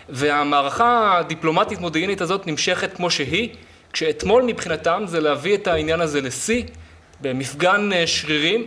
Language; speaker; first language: Hebrew; native; Hebrew